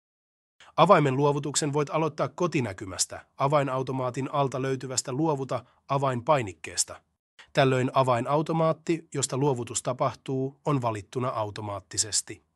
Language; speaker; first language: Finnish; native; Finnish